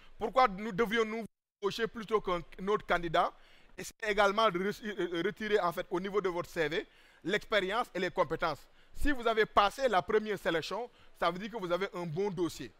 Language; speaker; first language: French; non-native, local second language; Wolof